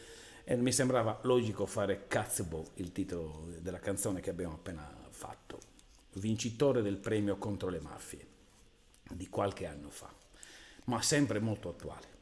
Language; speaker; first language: Italian; native; Italian